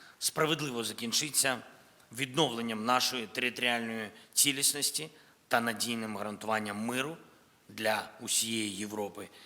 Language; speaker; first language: Ukrainian; non-native, local second language; Russian